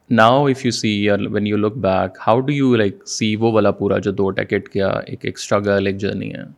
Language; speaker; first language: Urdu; native; Urdu